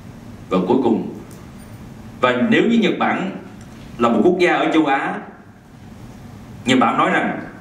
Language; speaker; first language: Vietnamese; native; Vietnamese